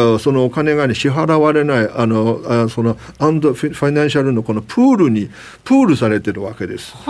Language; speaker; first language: Japanese; non-native, fluent; Chinese